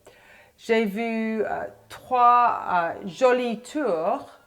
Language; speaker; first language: French; non-native, fluent; English